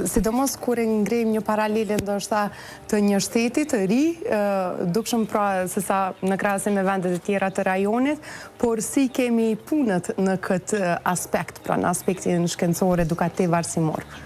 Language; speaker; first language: Albanian; native; Albanian